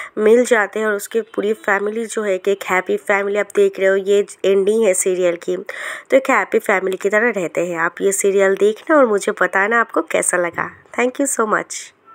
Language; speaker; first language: Hindi; non-native, local second language; Bangla